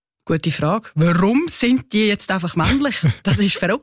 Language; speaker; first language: German; native; German